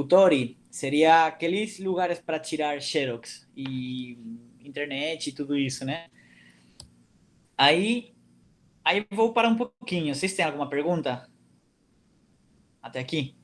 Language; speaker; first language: Portuguese; non-native, fluent; Catalan